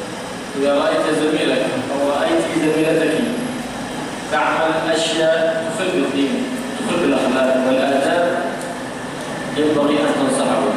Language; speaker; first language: Arabic; native; Arabic